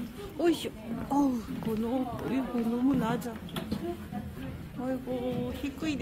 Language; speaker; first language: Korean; non-native, fluent; Japanese